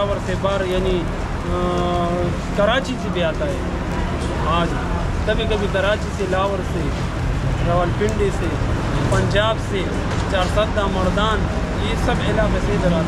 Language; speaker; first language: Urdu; non-native, local second language; Pashto